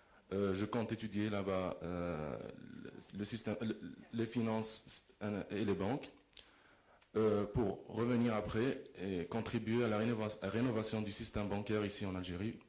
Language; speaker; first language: French; non-native, local second language; Arabic